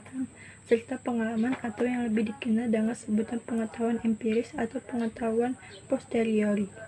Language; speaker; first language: Indonesian; native; Indonesian